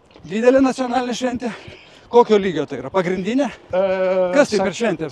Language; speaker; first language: Lithuanian; native; Lithuanian